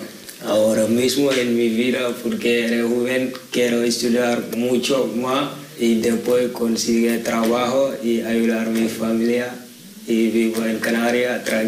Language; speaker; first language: Spanish; non-native, learner; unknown